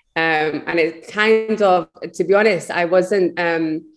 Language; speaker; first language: English; native; English